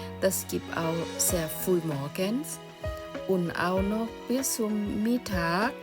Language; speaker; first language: German; non-native, learner; Thai